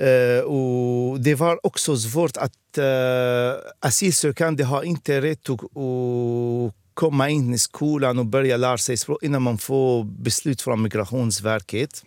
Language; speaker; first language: Swedish; non-native, fluent; Arabic